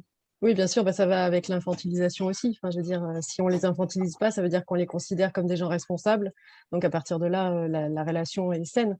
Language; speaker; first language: French; native; French